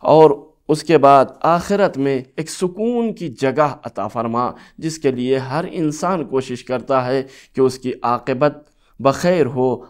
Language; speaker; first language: Urdu; native; Urdu